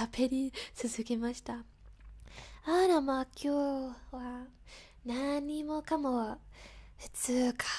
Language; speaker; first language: Japanese; non-native, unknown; English